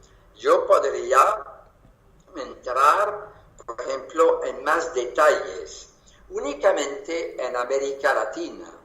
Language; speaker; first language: Spanish; non-native, fluent; French